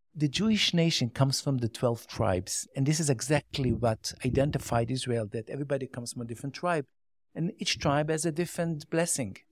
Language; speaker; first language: English; non-native, learner; Yiddish